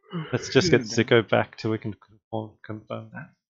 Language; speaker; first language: English; native; English